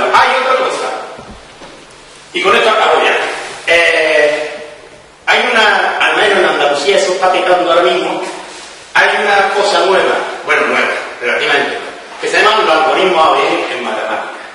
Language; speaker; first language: Spanish; native; Spanish